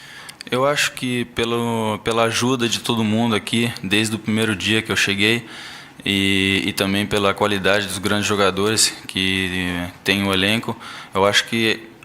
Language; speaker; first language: Portuguese; early bilingual, heritage; Portuguese